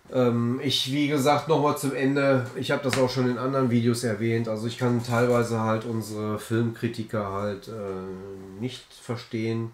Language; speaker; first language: German; native; German